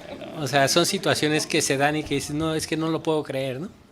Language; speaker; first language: Spanish; native; Spanish